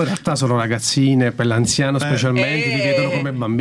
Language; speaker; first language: Italian; native; Italian